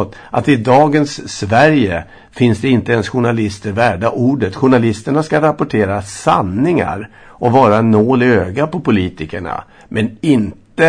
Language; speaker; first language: Swedish; native; Swedish